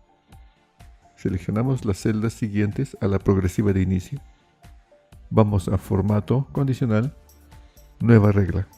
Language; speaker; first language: Spanish; native; Spanish